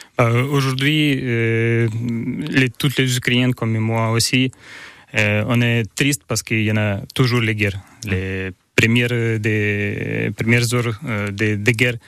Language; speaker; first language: French; non-native, learner; Ukrainian